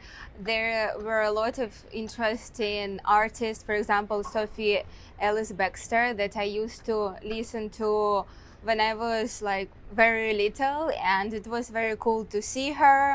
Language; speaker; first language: English; non-native, fluent; Russian